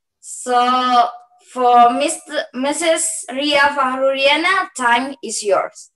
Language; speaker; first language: English; non-native, learner; Indonesian